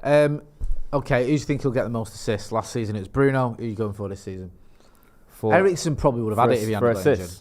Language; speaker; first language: English; native; English